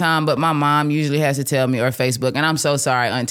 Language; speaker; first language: English; native; English